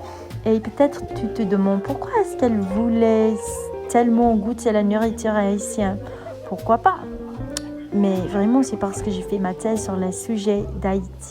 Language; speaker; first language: French; non-native, fluent; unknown